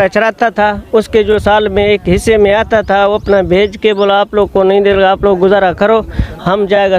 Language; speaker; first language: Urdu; non-native, local second language; Baluchi